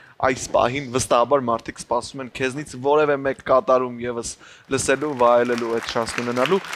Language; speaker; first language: Armenian; native; Armenian